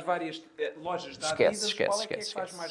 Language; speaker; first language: Portuguese; native; Portuguese